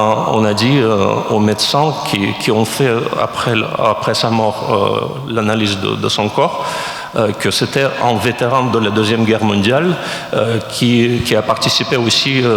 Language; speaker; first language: French; non-native, fluent; Russian